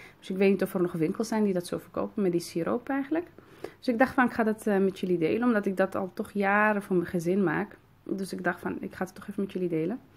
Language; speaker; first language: Dutch; early bilingual, other home language; Arabic